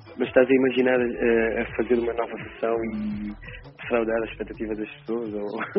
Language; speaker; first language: Portuguese; non-native, local second language; Kabuverdianu